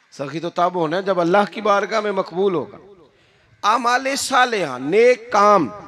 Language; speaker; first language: Urdu; non-native, local second language; Punjabi